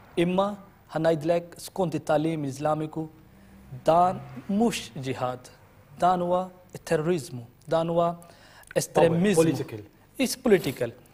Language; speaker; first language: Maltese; non-native, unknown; Urdu